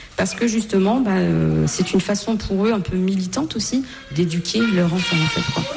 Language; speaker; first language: French; native; French